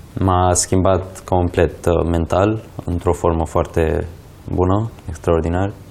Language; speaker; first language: Romanian; early bilingual, other home language; Arabic